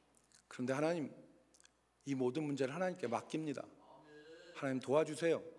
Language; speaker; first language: Korean; native; Korean